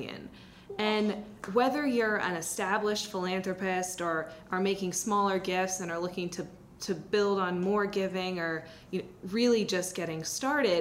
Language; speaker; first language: English; native; English